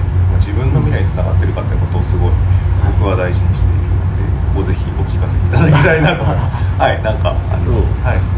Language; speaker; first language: Japanese; native; Japanese